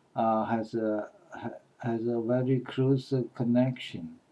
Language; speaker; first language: English; non-native, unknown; Chinese